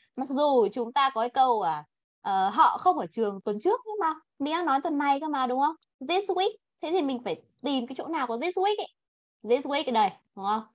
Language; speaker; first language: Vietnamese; native; Vietnamese